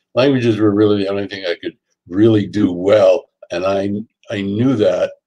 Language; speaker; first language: English; native; English